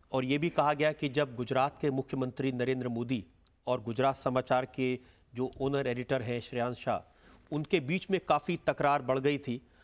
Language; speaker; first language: Hindi; native; Hindi